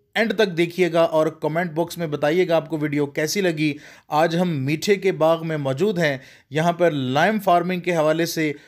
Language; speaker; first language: Urdu; non-native, local second language; Punjabi